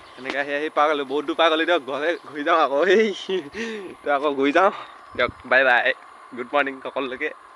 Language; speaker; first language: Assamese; native; Assamese